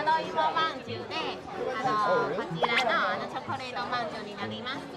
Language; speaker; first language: Japanese; non-native, fluent; Chinese